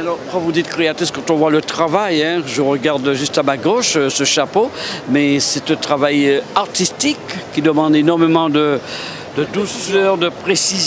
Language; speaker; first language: French; native; French